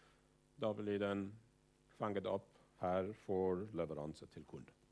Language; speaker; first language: Norwegian; non-native, fluent; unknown